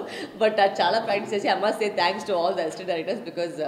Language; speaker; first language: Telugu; non-native, local second language; Tamil